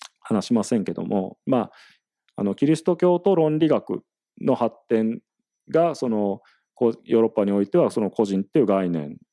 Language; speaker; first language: Japanese; native; Japanese